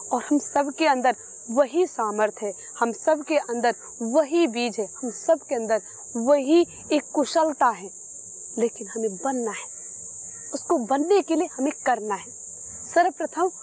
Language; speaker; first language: Hindi; native; Hindi